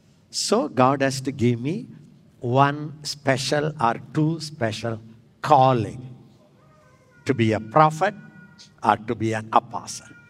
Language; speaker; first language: English; non-native, local second language; Tamil